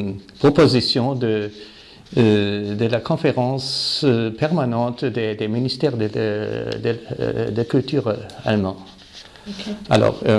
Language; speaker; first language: French; non-native, fluent; German